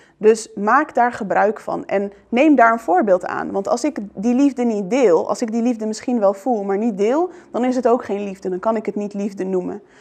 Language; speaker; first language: Dutch; early bilingual, other home language; Arabic